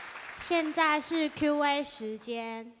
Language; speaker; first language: Chinese; native; Chinese